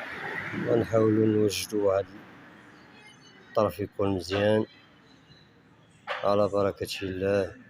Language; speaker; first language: Arabic; native; Arabic